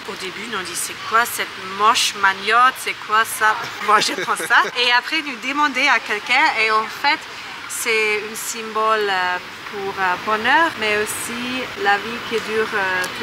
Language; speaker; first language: French; non-native, learner; Italian